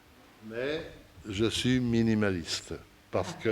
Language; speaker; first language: French; early bilingual, other home language; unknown